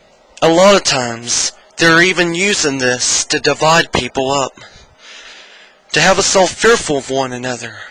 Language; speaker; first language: English; native; English